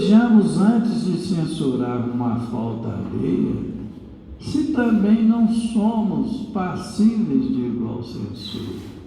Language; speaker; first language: Portuguese; native; Portuguese